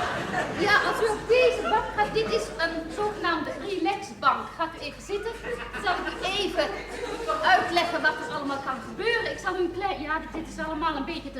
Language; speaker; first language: Dutch; native; Dutch